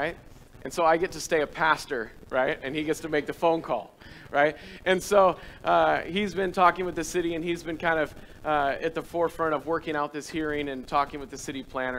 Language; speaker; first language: English; native; English